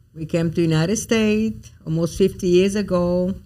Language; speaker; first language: English; non-native, fluent; Italian